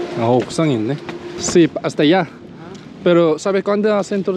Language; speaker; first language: Spanish; non-native, learner; Korean